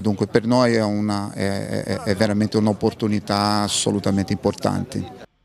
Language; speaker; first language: Italian; non-native, fluent; Portuguese